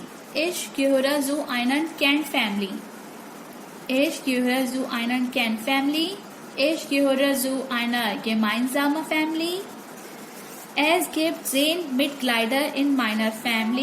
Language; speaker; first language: German; non-native, learner; Hindi